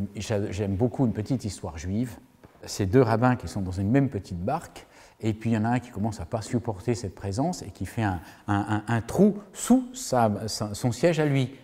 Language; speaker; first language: French; native; French